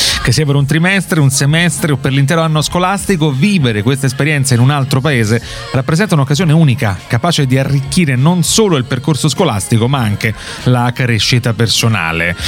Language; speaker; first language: Italian; native; Italian